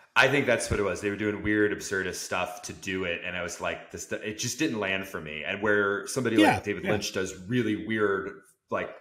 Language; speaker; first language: English; native; English